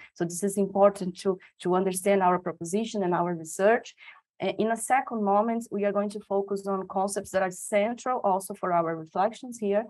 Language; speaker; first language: English; non-native, fluent; Portuguese